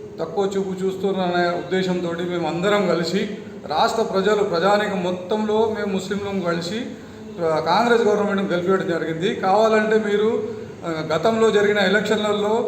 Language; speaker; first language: Telugu; non-native, local second language; Urdu